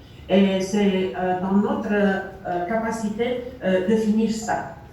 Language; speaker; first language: French; non-native, learner; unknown